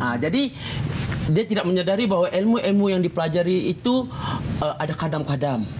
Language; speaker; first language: Malay; native; Malay